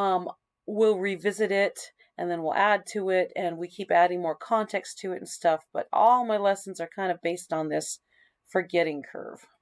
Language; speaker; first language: English; native; English